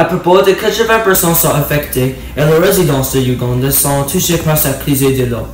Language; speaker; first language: French; non-native, learner; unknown